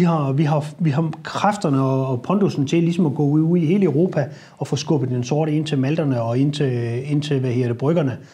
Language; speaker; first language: Danish; native; Danish